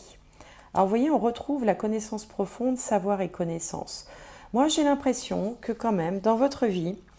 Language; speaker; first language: French; native; French